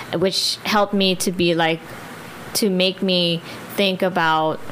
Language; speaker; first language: English; early bilingual, other home language; Filipino